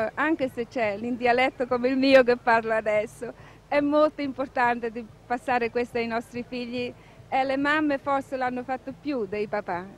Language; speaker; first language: Italian; native; Italian